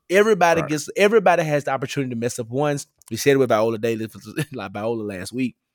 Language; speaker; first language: English; native; English